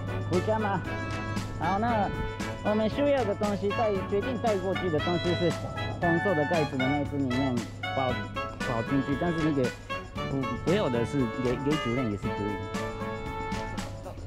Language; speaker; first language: Chinese; non-native, learner; Japanese